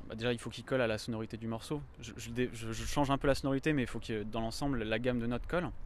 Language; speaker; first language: French; native; French